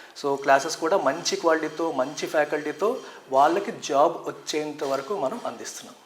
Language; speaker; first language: Telugu; native; Telugu